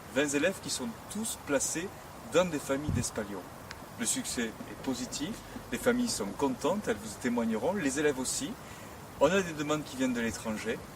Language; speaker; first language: French; native; French